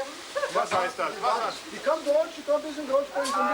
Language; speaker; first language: German; non-native, fluent; Lithuanian